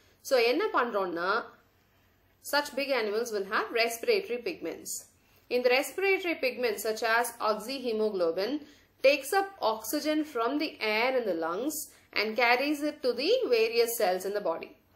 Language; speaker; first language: English; non-native, local second language; Tamil